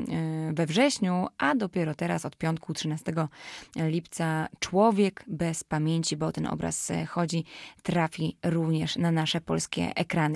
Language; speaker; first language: Polish; native; Polish